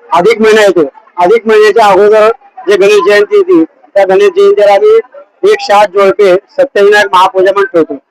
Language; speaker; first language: Marathi; native; Marathi